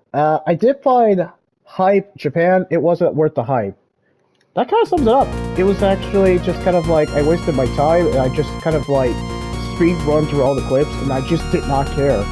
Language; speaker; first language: English; native; English